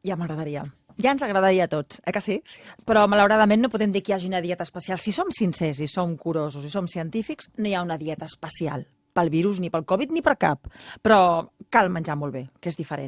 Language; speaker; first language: Catalan; native; Catalan